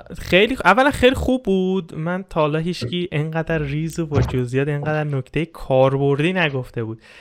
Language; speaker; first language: Persian; native; Persian